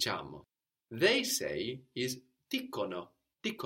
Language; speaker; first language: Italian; non-native, fluent; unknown